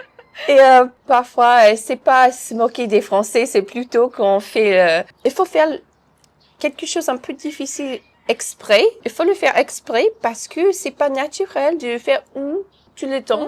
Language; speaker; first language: French; non-native, fluent; English